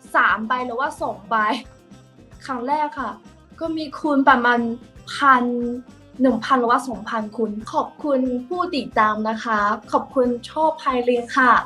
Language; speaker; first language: Thai; non-native, fluent; Chinese